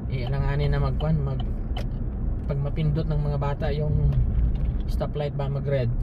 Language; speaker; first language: Filipino; non-native, local second language; Aklanon